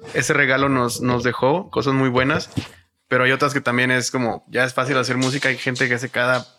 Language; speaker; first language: Spanish; native; Spanish